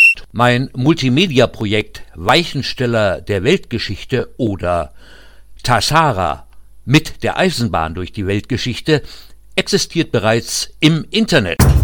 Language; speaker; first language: German; native; German